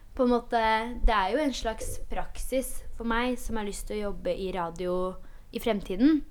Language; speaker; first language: Norwegian; early bilingual, other home language; Polish